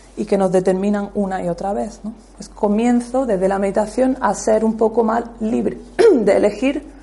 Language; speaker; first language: Spanish; native; Spanish